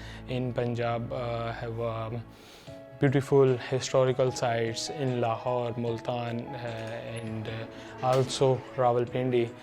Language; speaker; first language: English; non-native, learner; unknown